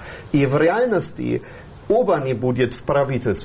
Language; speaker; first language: Russian; non-native, fluent; German